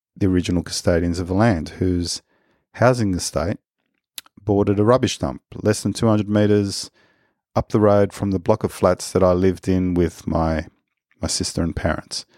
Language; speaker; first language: English; early bilingual, other home language; Spanish